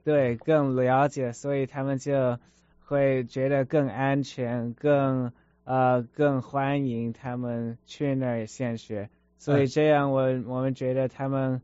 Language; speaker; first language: Chinese; early bilingual, heritage; Chinese